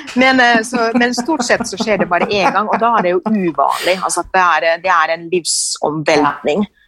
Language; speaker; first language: Norwegian; non-native, fluent; Finnish